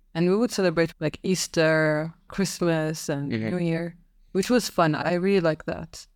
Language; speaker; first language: English; non-native, fluent; Arabic